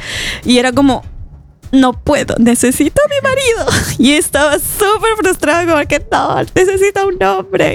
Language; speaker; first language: Spanish; native; Spanish